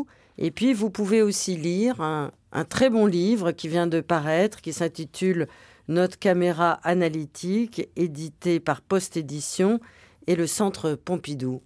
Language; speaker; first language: French; native; French